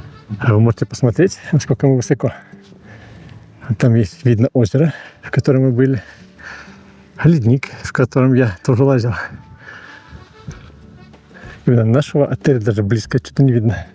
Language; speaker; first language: Russian; native; Russian